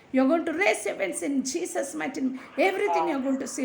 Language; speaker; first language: English; non-native, local second language; Telugu